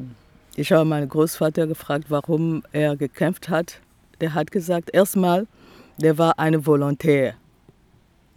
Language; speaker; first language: German; non-native, fluent; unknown